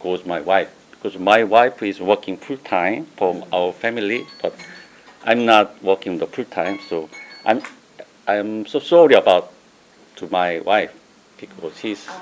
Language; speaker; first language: English; non-native, learner; Korean